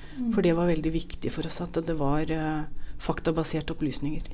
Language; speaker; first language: Norwegian; native; Norwegian